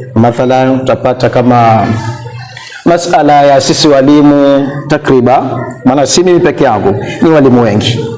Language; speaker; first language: Swahili; native; Swahili